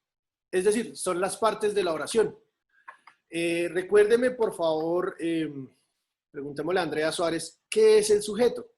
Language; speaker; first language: Spanish; native; Spanish